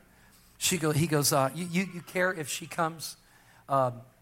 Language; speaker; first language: English; native; English